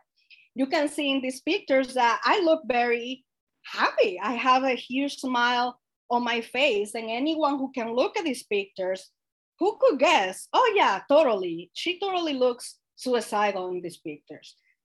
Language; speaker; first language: English; non-native, fluent; Spanish